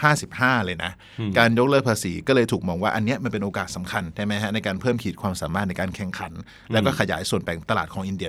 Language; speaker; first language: Thai; native; Thai